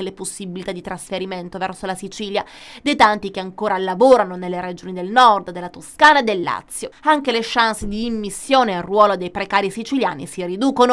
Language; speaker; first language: Italian; native; Italian